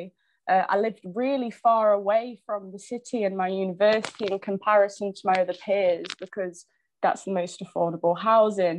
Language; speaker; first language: English; native; English